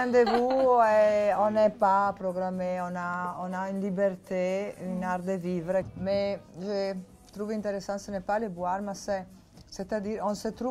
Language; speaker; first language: French; non-native, fluent; Italian